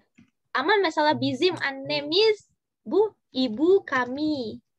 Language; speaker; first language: Turkish; non-native, learner; Indonesian